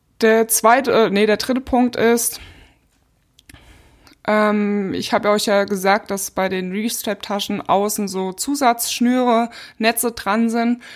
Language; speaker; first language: German; native; German